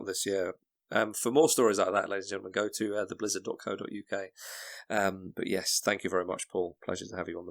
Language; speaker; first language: English; native; English